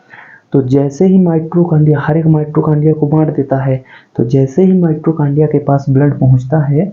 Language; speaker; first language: Hindi; native; Hindi